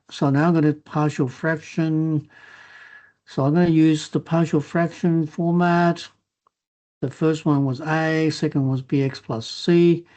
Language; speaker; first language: English; non-native, fluent; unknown